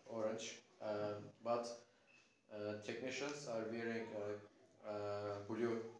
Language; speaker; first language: English; non-native, learner; Turkish